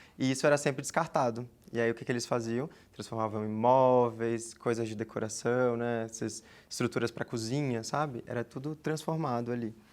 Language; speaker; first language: Portuguese; native; Portuguese